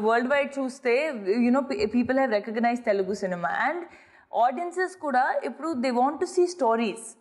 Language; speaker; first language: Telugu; non-native, fluent; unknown